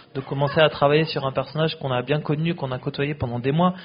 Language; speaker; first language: French; native; French